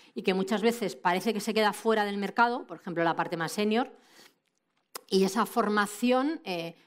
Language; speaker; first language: Spanish; native; Spanish